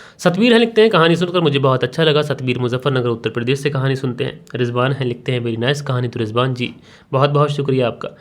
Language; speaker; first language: Hindi; native; Hindi